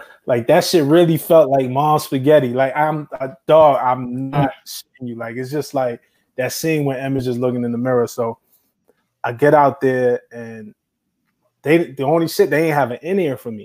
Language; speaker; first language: English; native; English